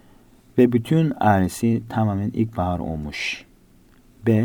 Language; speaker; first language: Turkish; non-native, fluent; Korean